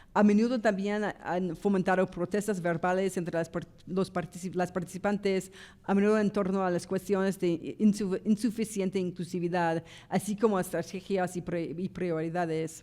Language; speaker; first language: Spanish; non-native, fluent; English